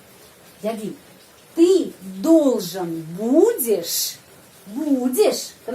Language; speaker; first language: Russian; non-native, fluent; Indonesian